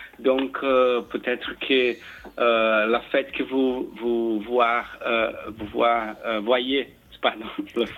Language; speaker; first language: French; non-native, learner; Portuguese